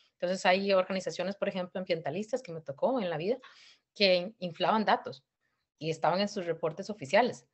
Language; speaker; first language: Spanish; native; Spanish